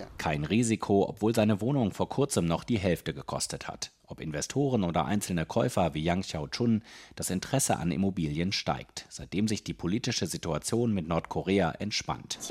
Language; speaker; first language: German; native; German